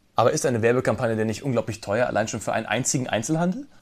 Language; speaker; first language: German; native; German